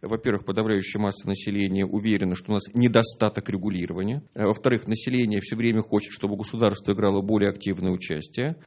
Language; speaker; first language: Russian; native; Russian